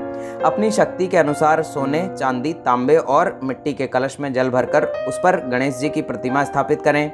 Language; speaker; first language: Hindi; native; Hindi